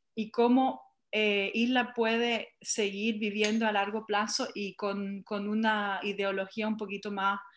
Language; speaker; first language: Spanish; early bilingual, heritage; English